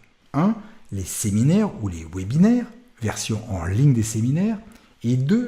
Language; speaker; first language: French; native; French